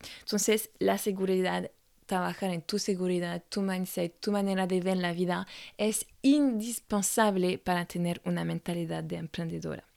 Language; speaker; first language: Spanish; non-native, fluent; French